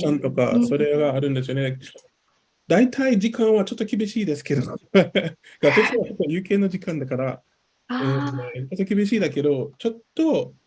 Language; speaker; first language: Japanese; non-native, learner; English